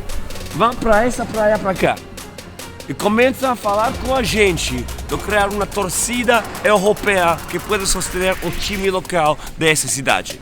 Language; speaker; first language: Portuguese; non-native, fluent; Spanish